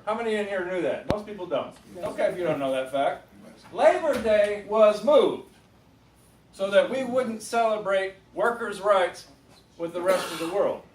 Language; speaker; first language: English; native; English